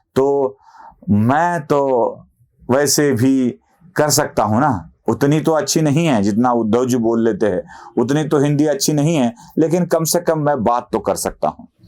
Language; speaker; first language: Hindi; non-native, local second language; Marathi